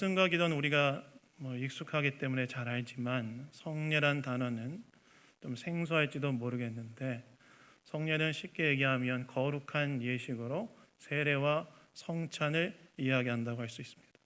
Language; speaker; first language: Korean; native; Korean